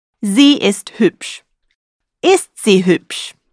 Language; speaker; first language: German; non-native, fluent; Russian